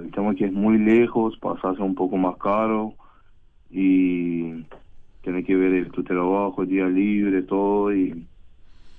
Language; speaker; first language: Spanish; non-native, learner; Persian